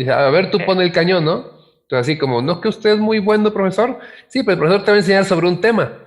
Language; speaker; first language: Spanish; native; Spanish